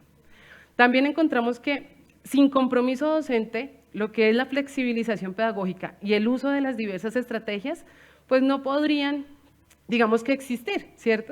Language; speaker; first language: Spanish; native; Spanish